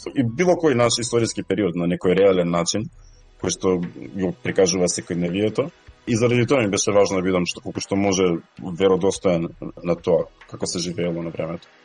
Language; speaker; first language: Macedonian; native; Macedonian